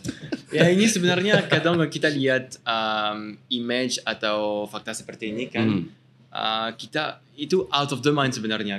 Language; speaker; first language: Indonesian; non-native, fluent; French